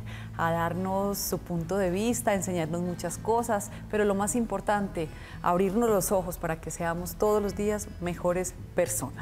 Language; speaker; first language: Spanish; native; Spanish